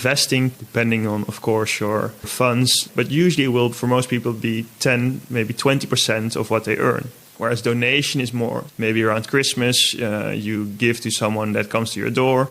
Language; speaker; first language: English; non-native, fluent; Dutch